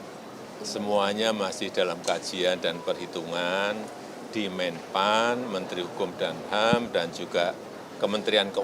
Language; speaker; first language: Indonesian; native; Indonesian